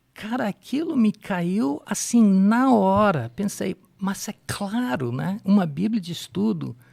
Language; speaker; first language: Portuguese; non-native, fluent; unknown